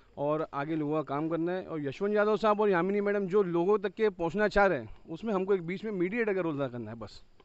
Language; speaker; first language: Hindi; native; Hindi